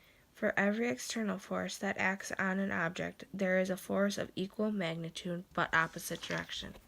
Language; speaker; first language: English; native; English